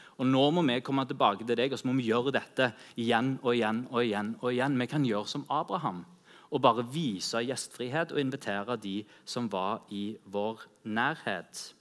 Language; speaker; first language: Norwegian; native; Norwegian